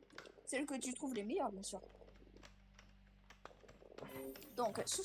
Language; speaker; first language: French; native; French